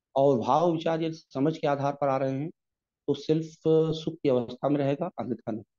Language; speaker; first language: Hindi; native; Hindi